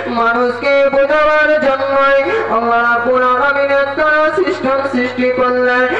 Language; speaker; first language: Bangla; non-native, local second language; Urdu